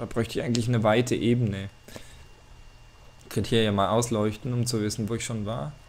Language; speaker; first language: German; native; German